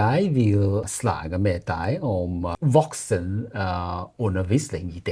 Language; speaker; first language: Danish; non-native, learner; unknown